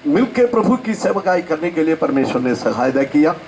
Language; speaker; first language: Hindi; non-native, local second language; Malayalam